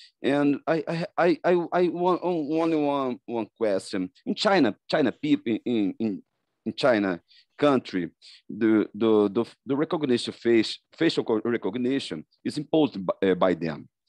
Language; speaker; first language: English; non-native, learner; Portuguese